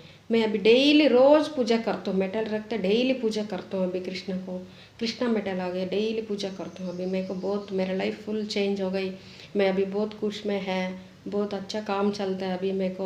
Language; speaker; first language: Hindi; non-native, local second language; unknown